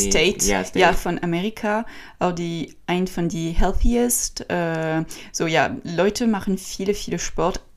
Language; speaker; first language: German; non-native, learner; French